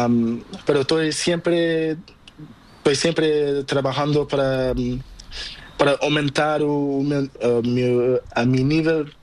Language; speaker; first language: Spanish; non-native, learner; Portuguese